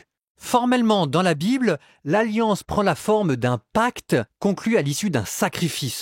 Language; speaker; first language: French; native; French